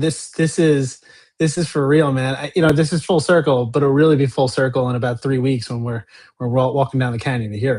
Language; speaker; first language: English; native; English